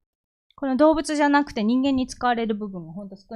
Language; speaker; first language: Japanese; non-native, fluent; Korean